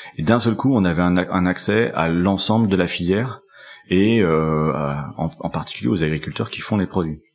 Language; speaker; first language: French; native; French